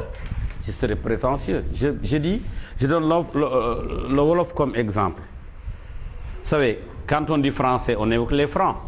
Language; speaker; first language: French; non-native, local second language; Wolof